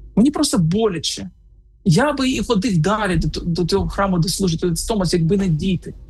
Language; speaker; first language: Ukrainian; native; Ukrainian